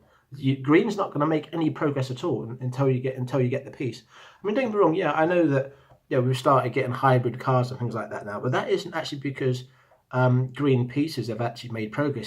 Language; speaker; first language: English; native; English